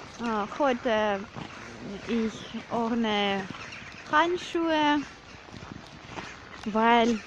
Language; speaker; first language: German; non-native, learner; Russian